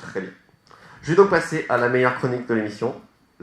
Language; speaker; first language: French; native; French